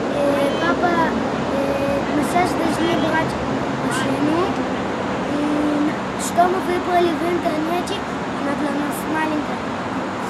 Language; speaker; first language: Russian; early bilingual, heritage; Hebrew